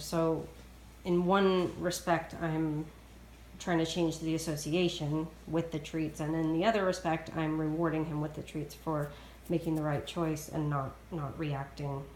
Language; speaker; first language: English; native; English